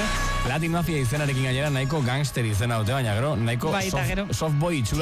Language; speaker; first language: Basque; native; Basque